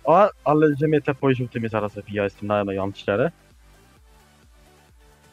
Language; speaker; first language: Polish; native; Polish